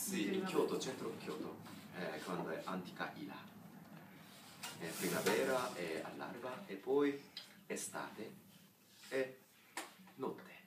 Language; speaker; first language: Italian; non-native, learner; Japanese